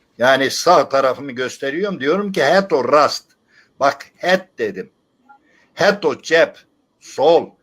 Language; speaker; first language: Turkish; non-native, local second language; Zaza